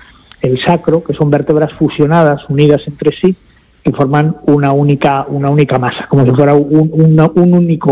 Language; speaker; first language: Spanish; native; Spanish